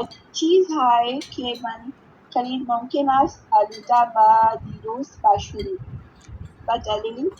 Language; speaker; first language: Persian; non-native, learner; Urdu